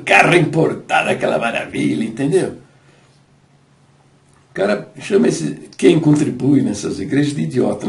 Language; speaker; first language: Portuguese; native; Portuguese